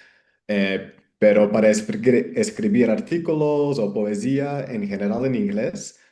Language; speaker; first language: Spanish; non-native, fluent; English